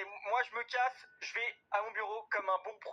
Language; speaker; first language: French; native; French